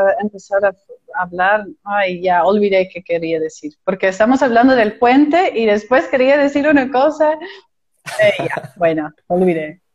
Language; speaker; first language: Spanish; non-native, fluent; Dutch